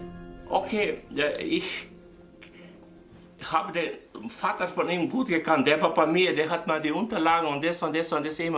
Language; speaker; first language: German; non-native, fluent; Croatian